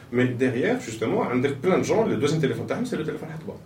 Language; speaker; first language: French; non-native, local second language; Arabic